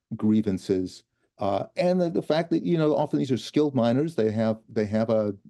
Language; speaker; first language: English; native; English